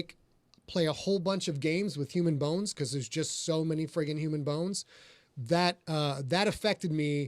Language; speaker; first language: English; native; English